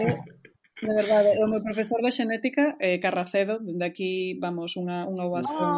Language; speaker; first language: Galician; native; Galician